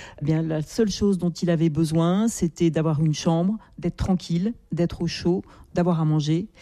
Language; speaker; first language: French; native; French